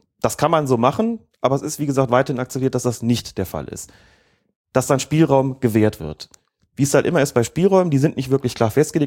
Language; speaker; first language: German; native; German